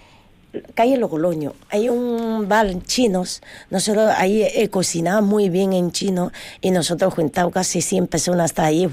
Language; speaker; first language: Spanish; non-native, learner; Chinese